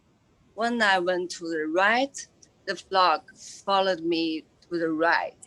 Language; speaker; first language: English; non-native, fluent; Chinese